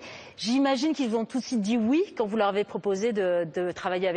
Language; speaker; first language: French; native; French